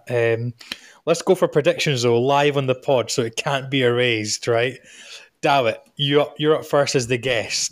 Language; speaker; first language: English; native; English